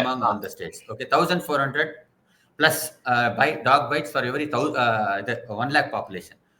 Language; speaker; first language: English; non-native, local second language; Tamil